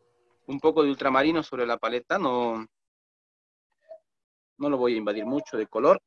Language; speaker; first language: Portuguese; non-native, learner; Spanish